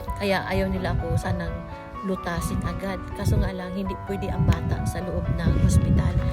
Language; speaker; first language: Filipino; non-native, local second language; Cebuano